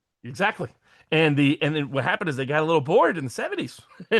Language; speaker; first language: English; native; English